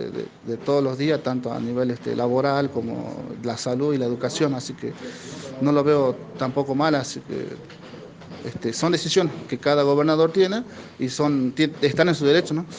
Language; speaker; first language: Spanish; native; Spanish